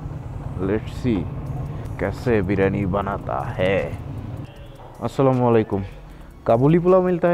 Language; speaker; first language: Hindi; non-native, learner; Bangla